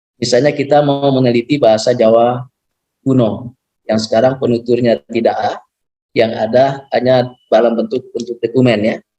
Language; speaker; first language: Indonesian; non-native, local second language; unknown